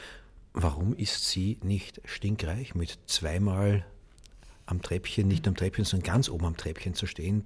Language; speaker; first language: German; native; German